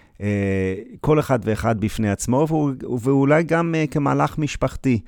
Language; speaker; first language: Hebrew; non-native, fluent; English